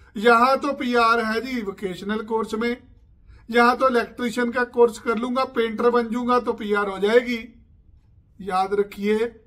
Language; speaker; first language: Hindi; non-native, local second language; Punjabi